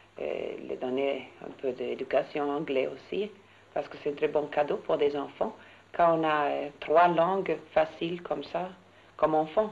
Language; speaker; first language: French; non-native, learner; Swedish